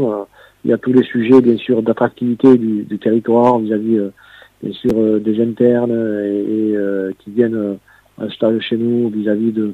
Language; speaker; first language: French; native; French